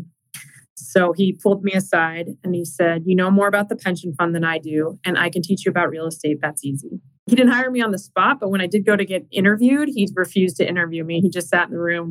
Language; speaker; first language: English; native; English